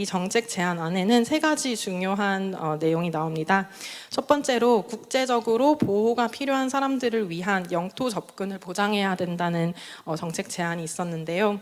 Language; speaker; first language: Korean; native; Korean